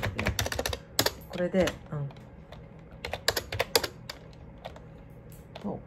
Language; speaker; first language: Japanese; native; Japanese